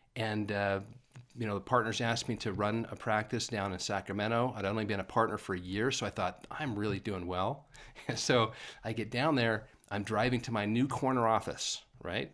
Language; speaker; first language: English; native; English